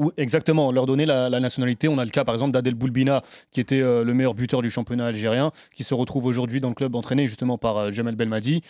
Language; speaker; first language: French; native; French